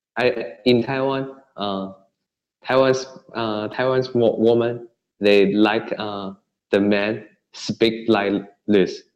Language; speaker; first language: English; non-native, learner; Chinese